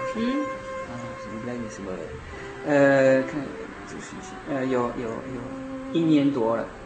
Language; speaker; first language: Chinese; non-native, learner; French